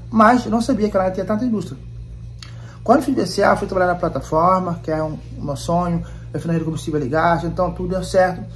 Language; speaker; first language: Portuguese; non-native, local second language; Kabuverdianu